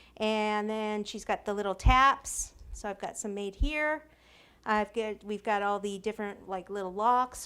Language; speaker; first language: English; native; English